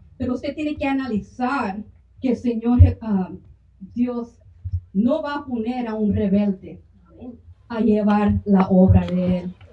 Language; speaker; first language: Spanish; early bilingual, heritage; Spanish